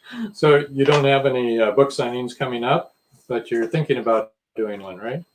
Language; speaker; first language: English; native; English